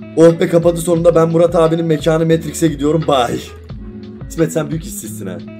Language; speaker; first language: Turkish; native; Turkish